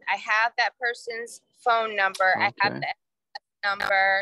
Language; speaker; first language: English; native; English